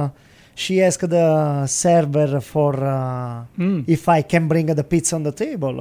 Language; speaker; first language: English; non-native, learner; Italian